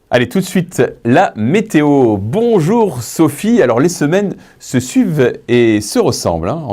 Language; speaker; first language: French; native; French